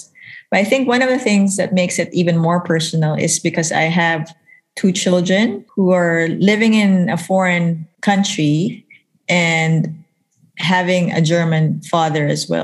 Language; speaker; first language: English; non-native, local second language; Filipino